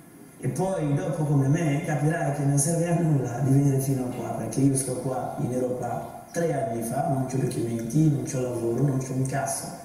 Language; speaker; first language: Italian; non-native, fluent; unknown